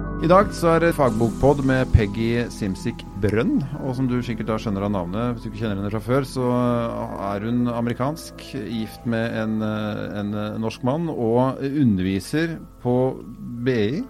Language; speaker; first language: Norwegian; native; Norwegian